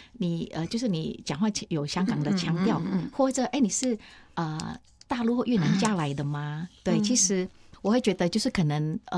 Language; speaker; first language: Chinese; non-native, fluent; Indonesian